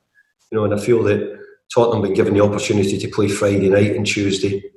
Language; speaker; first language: English; native; English